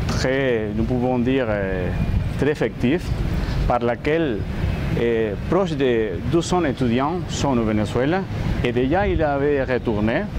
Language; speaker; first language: French; non-native, learner; Spanish